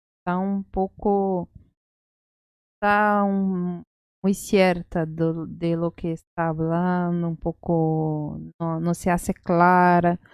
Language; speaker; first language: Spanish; non-native, fluent; Portuguese